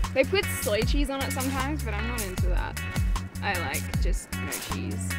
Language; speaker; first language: English; native; English